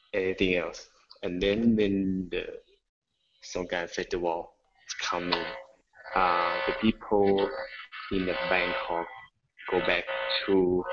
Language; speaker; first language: English; non-native, learner; Thai